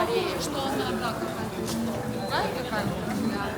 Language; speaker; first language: Russian; native; Russian